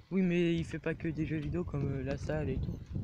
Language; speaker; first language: French; native; French